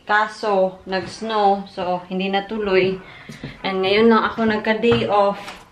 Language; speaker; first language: Filipino; native; Filipino